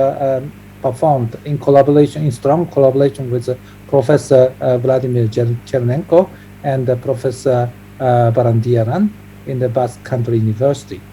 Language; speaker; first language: English; non-native, fluent; Japanese